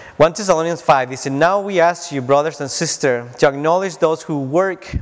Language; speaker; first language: English; non-native, fluent; Spanish